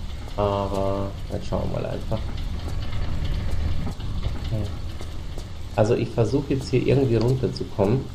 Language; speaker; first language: German; native; German